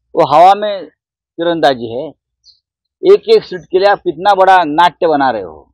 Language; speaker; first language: Hindi; non-native, local second language; Marathi